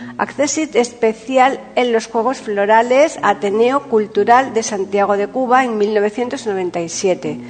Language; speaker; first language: Spanish; native; Spanish